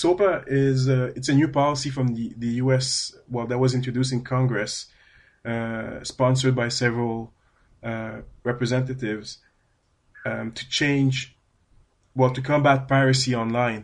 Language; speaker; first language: English; non-native, fluent; French